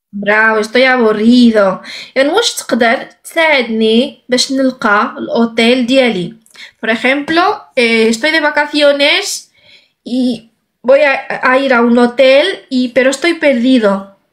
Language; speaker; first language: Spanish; non-native, fluent; Arabic